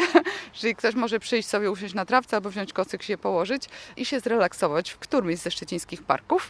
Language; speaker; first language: Polish; native; Polish